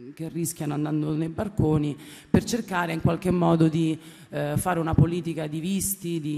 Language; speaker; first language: Italian; early bilingual, other home language; Amharic